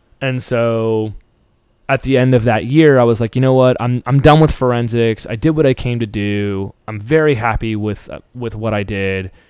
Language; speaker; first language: English; early bilingual, other home language; Persian